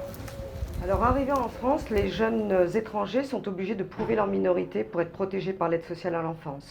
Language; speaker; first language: French; native; French